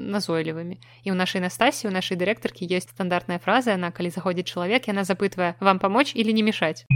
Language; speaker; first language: Belarusian; non-native, local second language; Russian